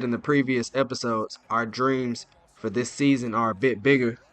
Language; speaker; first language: English; native; English